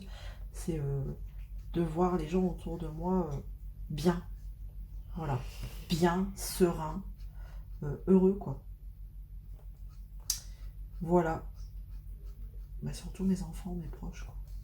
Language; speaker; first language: French; native; French